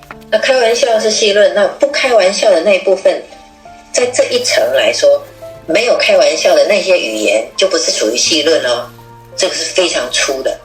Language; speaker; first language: Chinese; native; Chinese